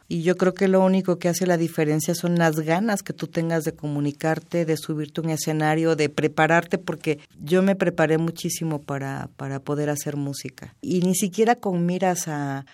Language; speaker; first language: Spanish; native; Spanish